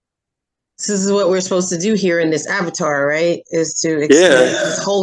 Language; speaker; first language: English; native; English